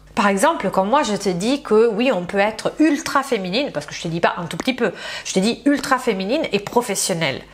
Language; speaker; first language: French; non-native, fluent; Italian